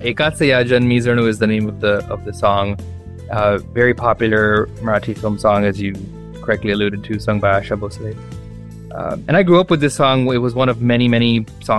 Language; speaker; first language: English; non-native, local second language; Marathi